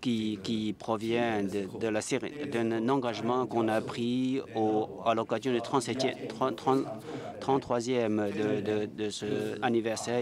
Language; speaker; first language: French; non-native, fluent; Chinese